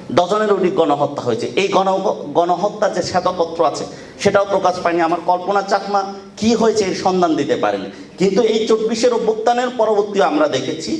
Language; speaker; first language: Bangla; non-native, local second language; Chakma